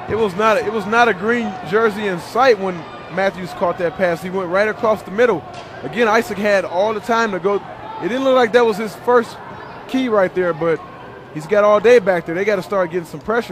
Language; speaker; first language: English; native; English